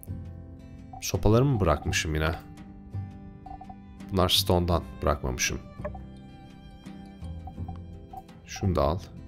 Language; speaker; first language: Turkish; native; Turkish